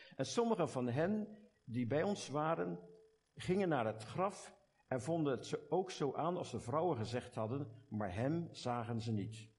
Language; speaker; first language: Dutch; native; Dutch